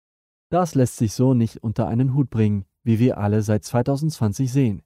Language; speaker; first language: German; native; German